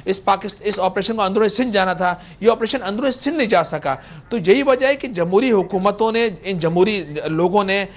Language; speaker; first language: Urdu; native; Urdu